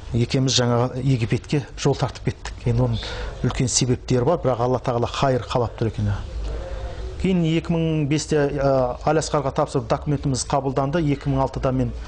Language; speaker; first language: Kazakh; native; Kazakh